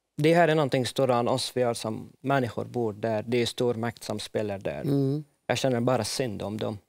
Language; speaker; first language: Swedish; non-native, fluent; Arabic